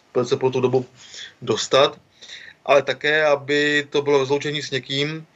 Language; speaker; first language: Czech; native; Czech